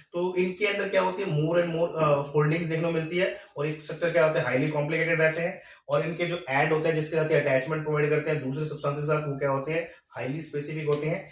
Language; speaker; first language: Hindi; native; Hindi